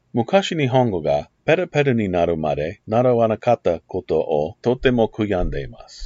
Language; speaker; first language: Japanese; non-native, learner; English